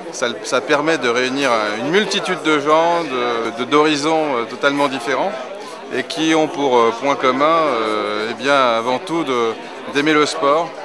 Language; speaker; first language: French; native; French